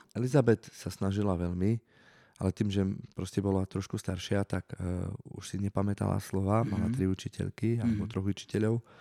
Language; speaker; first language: Slovak; non-native, local second language; Romany